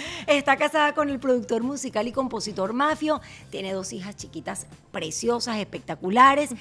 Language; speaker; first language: Spanish; native; Spanish